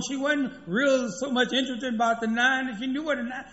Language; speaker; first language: English; native; English